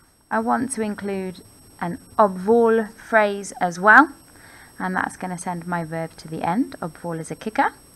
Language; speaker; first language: English; native; English